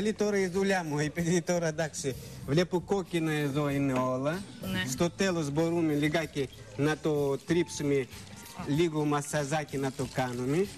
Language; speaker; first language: Greek; non-native, fluent; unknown